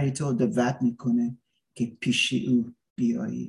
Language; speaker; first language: Persian; non-native, learner; English